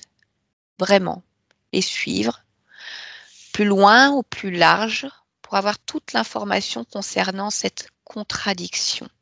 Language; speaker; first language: French; native; French